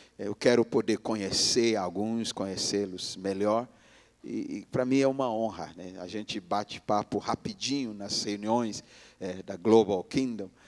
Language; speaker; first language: Portuguese; non-native, fluent; English